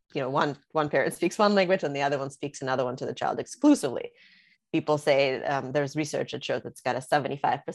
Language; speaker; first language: English; early bilingual, other home language; Russian